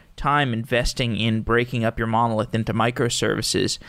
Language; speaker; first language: English; native; English